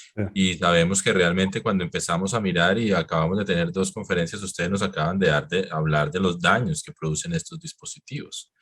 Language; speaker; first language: Spanish; native; Spanish